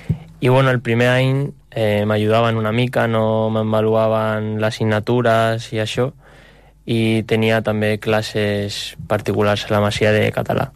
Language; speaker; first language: Catalan; non-native, local second language; Spanish